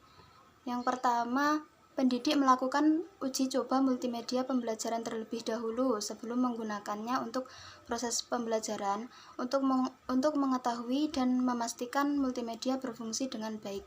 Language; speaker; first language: Indonesian; native; Indonesian